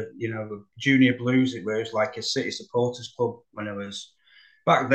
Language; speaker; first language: English; native; English